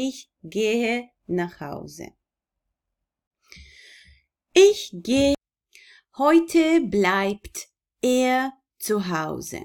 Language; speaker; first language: German; non-native, fluent; Hebrew